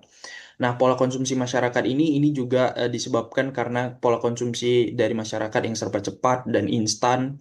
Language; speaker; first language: Indonesian; native; Indonesian